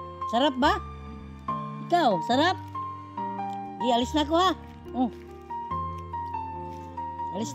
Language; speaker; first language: Filipino; non-native, local second language; Cebuano